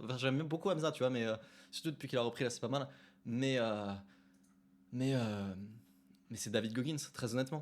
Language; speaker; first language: French; native; French